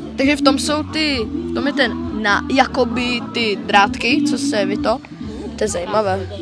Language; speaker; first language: Czech; native; Czech